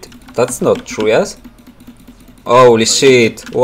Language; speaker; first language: English; non-native, learner; Polish